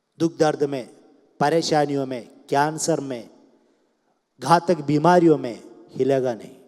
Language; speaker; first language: Hindi; non-native, local second language; Malayalam